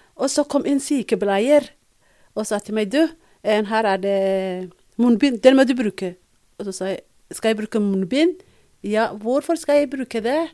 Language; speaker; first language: Norwegian; non-native, fluent; Somali